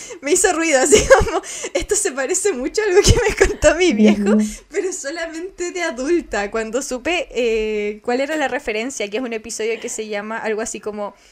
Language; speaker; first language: Spanish; native; Spanish